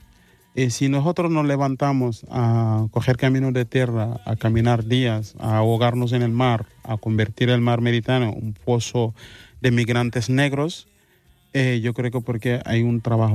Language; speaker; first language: Spanish; non-native, fluent; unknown